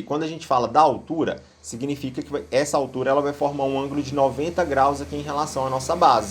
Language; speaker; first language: Portuguese; native; Portuguese